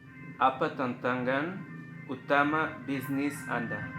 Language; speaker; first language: Indonesian; non-native, learner; Portuguese